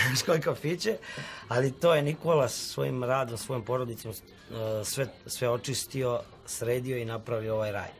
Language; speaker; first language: Serbian; native; Serbian